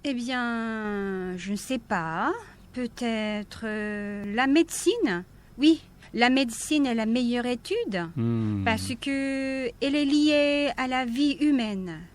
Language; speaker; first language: French; non-native, fluent; Korean